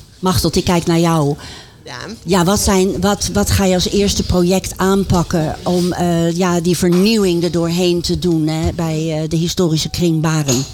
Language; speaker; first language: Dutch; native; Dutch